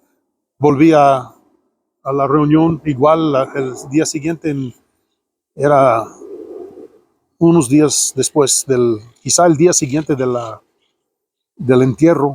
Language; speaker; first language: Spanish; non-native, fluent; English